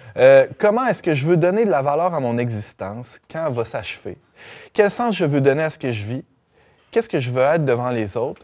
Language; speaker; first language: French; native; French